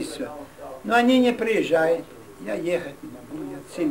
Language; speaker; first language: Russian; non-native, local second language; Yiddish